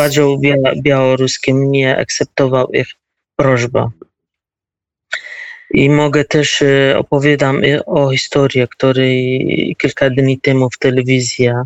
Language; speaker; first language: Polish; non-native, learner; Kurdish